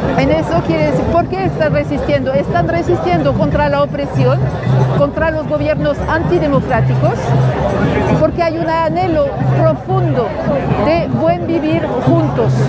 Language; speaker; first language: Spanish; non-native, fluent; French